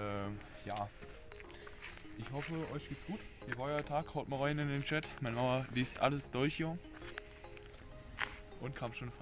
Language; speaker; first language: German; native; German